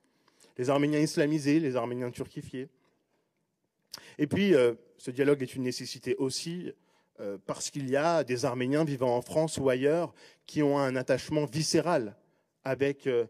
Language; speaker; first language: French; native; French